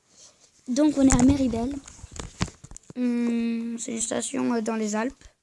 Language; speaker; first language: French; native; French